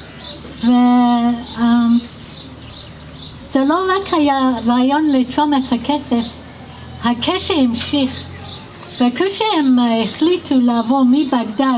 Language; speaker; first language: Hebrew; non-native, fluent; English